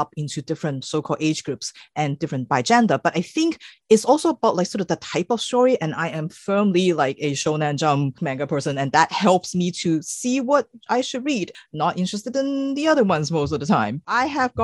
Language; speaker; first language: English; non-native, local second language; Cantonese